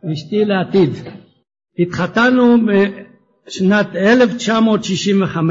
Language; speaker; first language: Hebrew; non-native, fluent; French